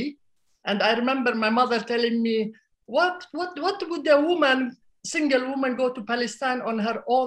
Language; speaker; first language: English; non-native, fluent; Arabic